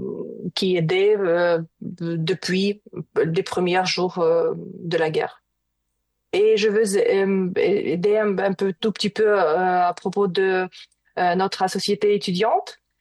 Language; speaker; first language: French; non-native, learner; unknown